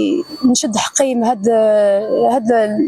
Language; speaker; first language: Arabic; early bilingual, heritage; Arabic